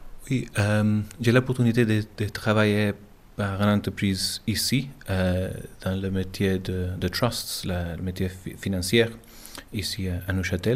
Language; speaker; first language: French; non-native, learner; English